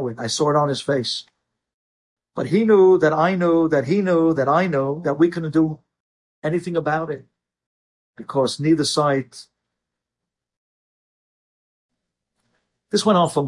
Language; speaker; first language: English; native; English